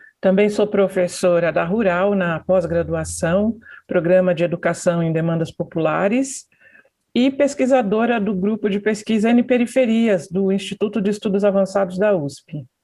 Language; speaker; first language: Portuguese; native; Portuguese